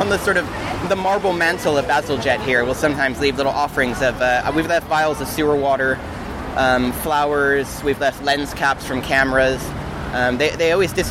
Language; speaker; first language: English; native; English